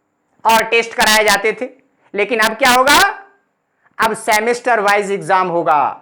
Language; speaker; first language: Hindi; native; Hindi